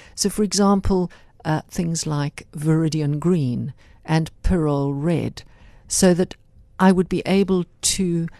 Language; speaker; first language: English; native; English